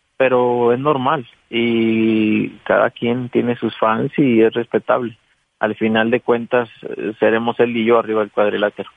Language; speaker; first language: Spanish; native; Spanish